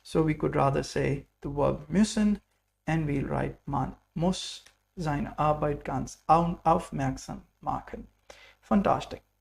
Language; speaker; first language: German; non-native, fluent; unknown